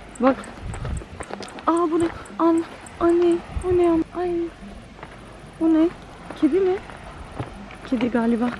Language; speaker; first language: Turkish; non-native, fluent; Albanian